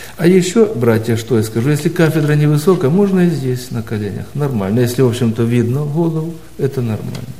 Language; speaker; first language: Russian; native; Russian